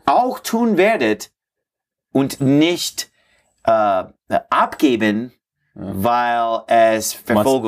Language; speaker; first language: German; non-native, fluent; English